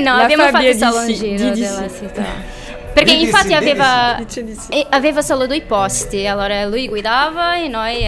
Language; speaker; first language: Italian; non-native, learner; Portuguese